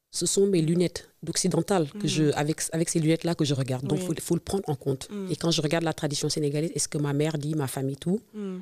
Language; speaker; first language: French; non-native, local second language; Serer